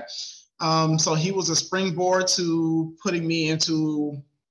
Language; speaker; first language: English; native; English